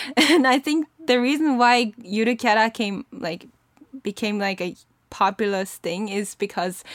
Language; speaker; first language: English; early bilingual, other home language; Japanese